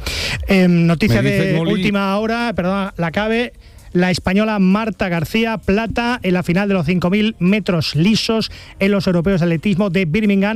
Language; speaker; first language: Spanish; native; Spanish